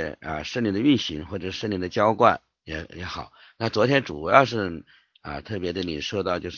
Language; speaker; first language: Chinese; native; Chinese